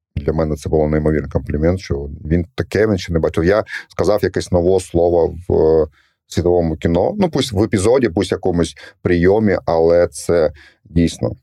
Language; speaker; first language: Ukrainian; non-native, local second language; Russian